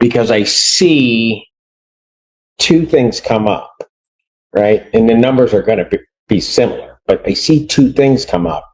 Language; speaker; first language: English; native; English